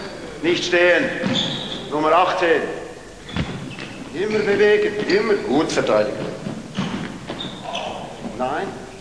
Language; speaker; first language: German; non-native, fluent; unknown